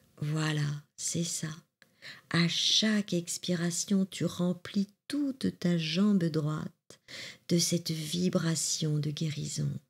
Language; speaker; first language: French; native; French